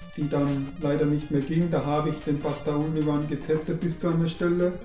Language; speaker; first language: German; native; German